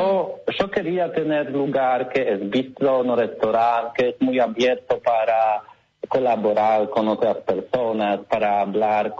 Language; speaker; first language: Spanish; non-native, learner; Polish